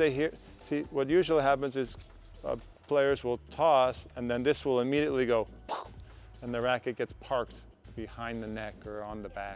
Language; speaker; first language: English; native; English